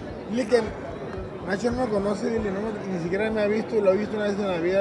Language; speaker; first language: Spanish; native; Spanish